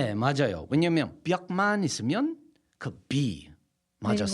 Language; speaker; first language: Korean; non-native, fluent; English